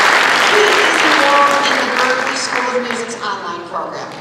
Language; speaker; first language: English; native; English